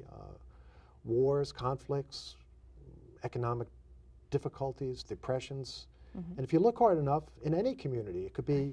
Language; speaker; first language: English; native; English